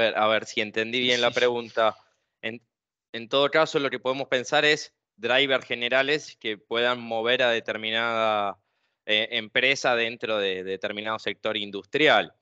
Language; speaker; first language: Spanish; native; Spanish